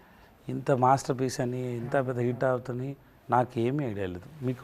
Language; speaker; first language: Telugu; non-native, learner; Tamil